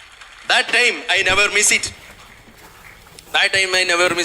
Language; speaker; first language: Hindi; non-native, local second language; Malayalam